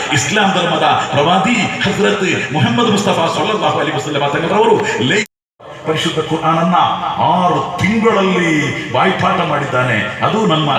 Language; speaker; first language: Kannada; non-native, local second language; Badaga